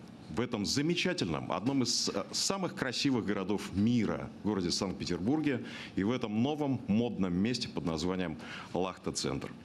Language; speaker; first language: Russian; native; Russian